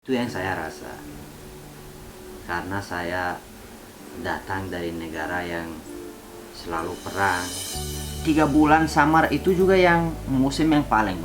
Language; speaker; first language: Indonesian; non-native, fluent; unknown